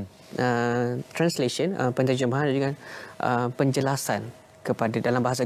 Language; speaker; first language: Malay; native; Malay